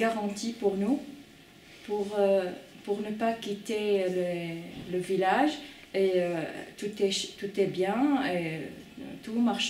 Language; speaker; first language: French; non-native, fluent; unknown